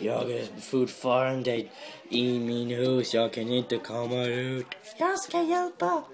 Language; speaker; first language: Swedish; non-native, learner; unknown